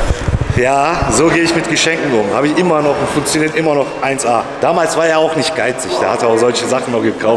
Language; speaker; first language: German; native; German